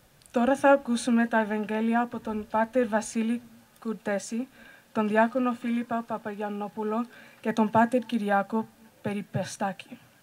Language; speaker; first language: Greek; early bilingual, heritage; Greek